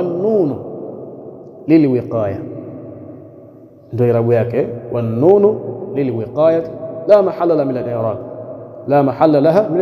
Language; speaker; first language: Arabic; non-native, fluent; Swahili